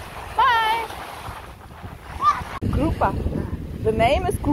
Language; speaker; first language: English; non-native, fluent; German